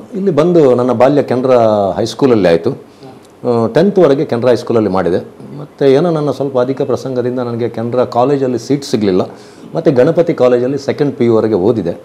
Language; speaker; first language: Kannada; non-native, local second language; Tulu